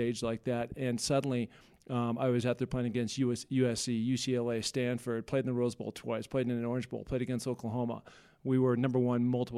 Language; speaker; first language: English; native; English